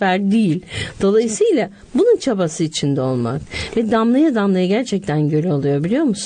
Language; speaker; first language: Turkish; native; Turkish